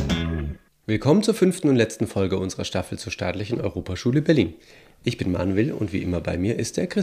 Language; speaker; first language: German; native; German